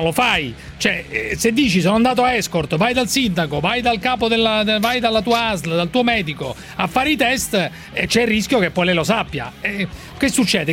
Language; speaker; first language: Italian; native; Italian